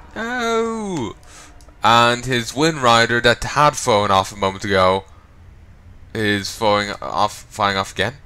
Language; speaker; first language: English; native; English